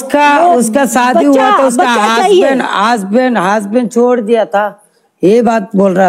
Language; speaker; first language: Hindi; non-native, learner; Bangla